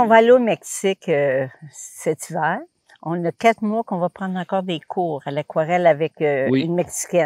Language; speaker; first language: French; native; French